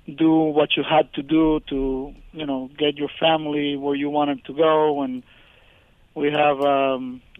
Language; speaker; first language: English; early bilingual, other home language; Spanish